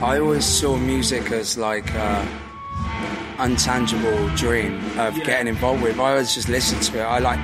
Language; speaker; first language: English; native; English